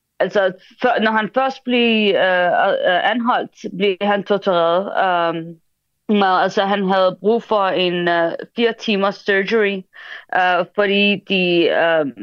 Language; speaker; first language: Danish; early bilingual, other home language; Arabic